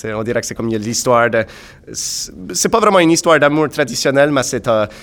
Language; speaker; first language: French; native; French